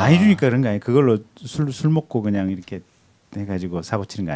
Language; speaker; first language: Korean; native; Korean